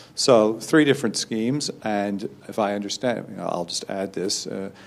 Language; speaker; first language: English; native; English